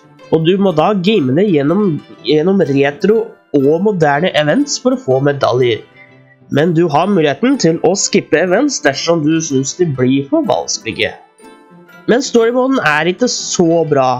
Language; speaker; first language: Norwegian; native; Norwegian